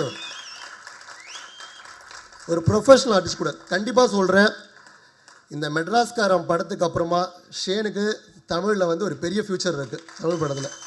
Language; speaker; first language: Tamil; native; Tamil